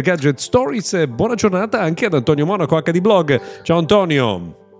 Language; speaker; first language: Italian; native; Italian